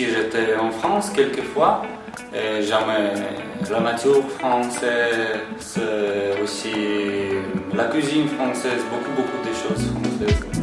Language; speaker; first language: French; non-native, learner; Latvian